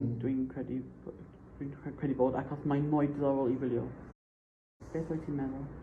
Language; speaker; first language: Welsh; non-native, local second language; English